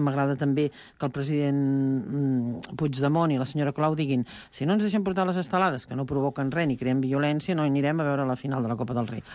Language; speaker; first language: Catalan; native; Catalan